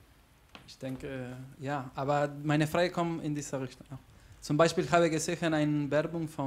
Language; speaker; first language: German; non-native, learner; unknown